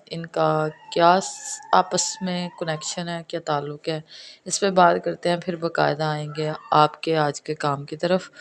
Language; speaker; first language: Urdu; non-native, local second language; Punjabi